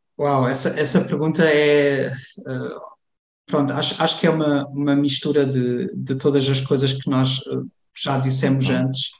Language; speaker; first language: Portuguese; early bilingual, heritage; Portuguese